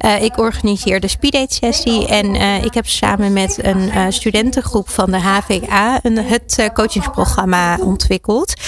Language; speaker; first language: Dutch; early bilingual, other home language; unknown